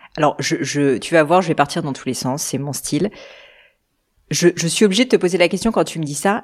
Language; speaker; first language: French; native; French